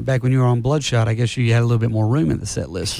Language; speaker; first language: English; native; English